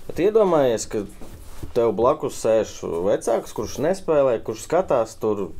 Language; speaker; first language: Latvian; native; Latvian